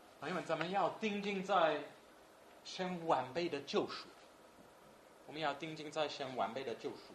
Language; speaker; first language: Chinese; non-native, fluent; English